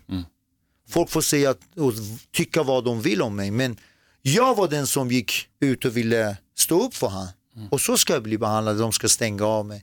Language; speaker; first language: Swedish; early bilingual, other home language; Persian